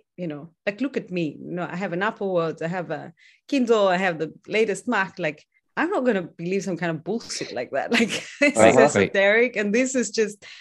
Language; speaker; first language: English; non-native, fluent; Greek